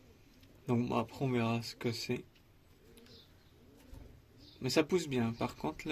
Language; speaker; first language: French; native; French